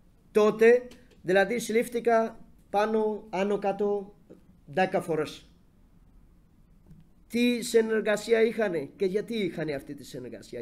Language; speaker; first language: Greek; non-native, fluent; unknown